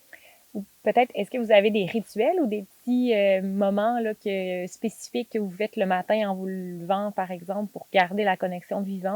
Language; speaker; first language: French; native; French